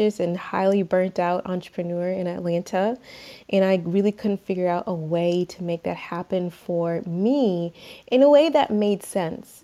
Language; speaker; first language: English; native; English